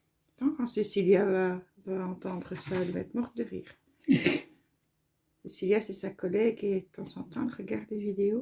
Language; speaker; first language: French; native; French